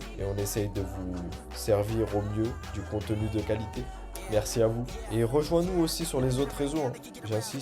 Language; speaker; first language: French; native; French